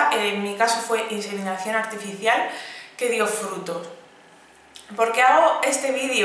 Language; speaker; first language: Spanish; native; Spanish